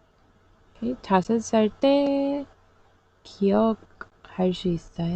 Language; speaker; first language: Korean; non-native, learner; English